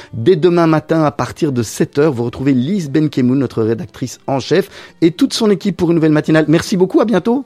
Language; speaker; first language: French; native; French